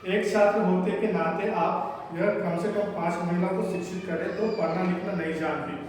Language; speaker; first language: Hindi; non-native, local second language; Telugu